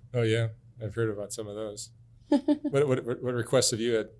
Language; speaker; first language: English; native; English